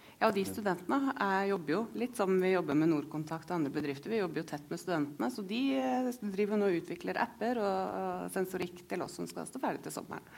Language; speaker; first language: Norwegian; native; Norwegian